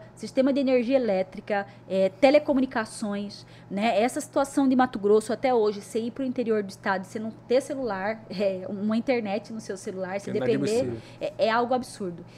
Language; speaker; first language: Portuguese; native; Portuguese